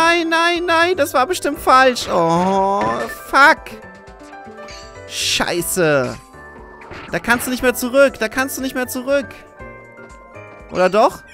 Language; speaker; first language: German; native; German